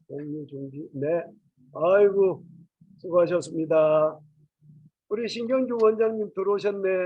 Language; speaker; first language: Korean; native; Korean